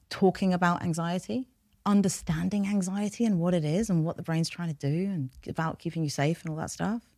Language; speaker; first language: English; non-native, local second language; Persian